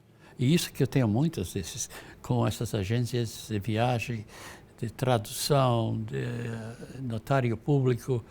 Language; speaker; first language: Portuguese; non-native, fluent; English